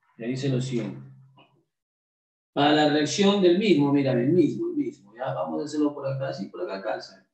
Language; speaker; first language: Spanish; native; Spanish